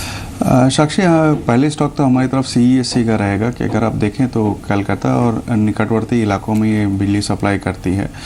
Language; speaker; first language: Hindi; native; Hindi